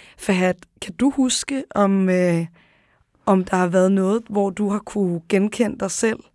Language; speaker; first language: Danish; early bilingual, other home language; Arabic